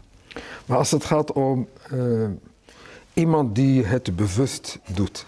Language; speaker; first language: Dutch; early bilingual, other home language; Arabic